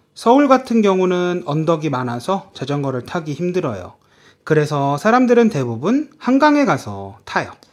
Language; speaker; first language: Korean; native; Korean